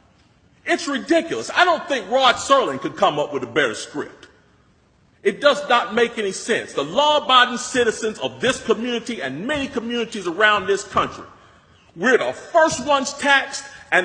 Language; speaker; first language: English; native; English